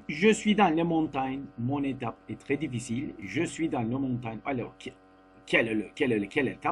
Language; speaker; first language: French; non-native, fluent; Turkish